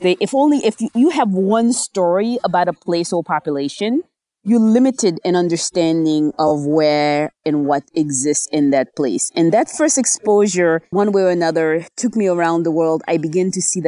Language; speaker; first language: English; native; English